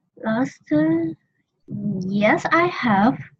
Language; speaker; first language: English; non-native, learner; Vietnamese